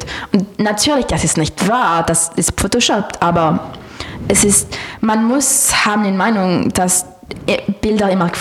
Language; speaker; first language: German; non-native, learner; French